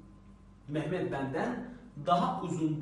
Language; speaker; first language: Turkish; non-native, fluent; Persian